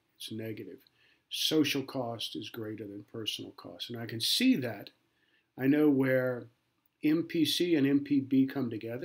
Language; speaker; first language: English; native; English